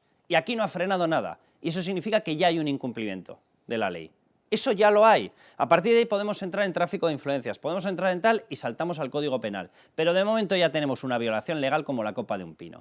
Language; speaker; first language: Spanish; native; Spanish